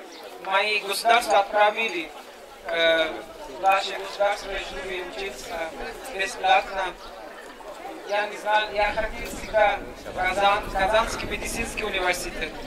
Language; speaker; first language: Russian; non-native, learner; Bangla